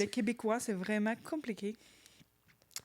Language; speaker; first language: French; non-native, learner; Ukrainian